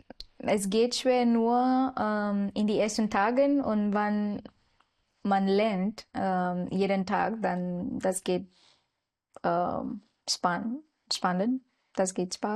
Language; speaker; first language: German; non-native, learner; Marathi